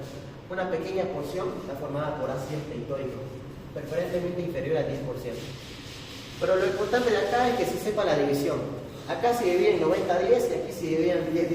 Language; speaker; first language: Spanish; native; Spanish